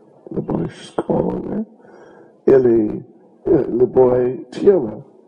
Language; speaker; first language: Russian; non-native, learner; English